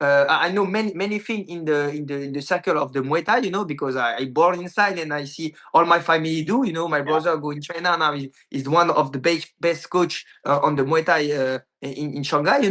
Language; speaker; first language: English; non-native, learner; French